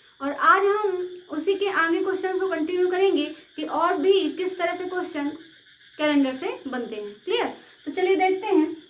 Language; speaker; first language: Hindi; native; Hindi